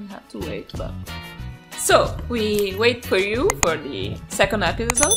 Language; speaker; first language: English; non-native, learner; Italian